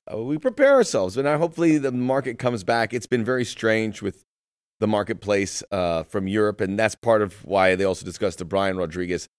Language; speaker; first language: English; early bilingual, other home language; Spanish